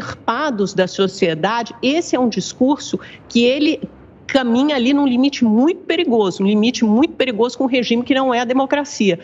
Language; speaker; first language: Portuguese; native; Portuguese